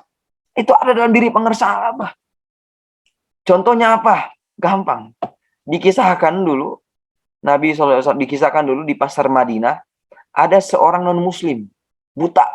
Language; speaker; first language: Indonesian; native; Indonesian